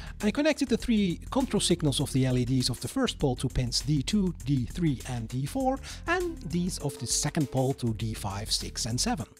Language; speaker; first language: English; non-native, fluent; Dutch